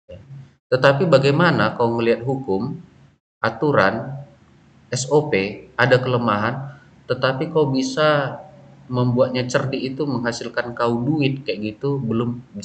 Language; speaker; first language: Indonesian; native; Indonesian